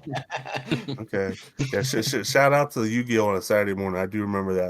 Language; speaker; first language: English; native; English